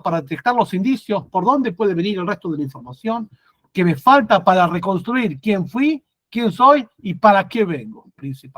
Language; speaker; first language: Spanish; native; Spanish